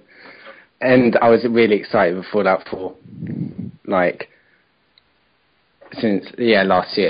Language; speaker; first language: English; native; English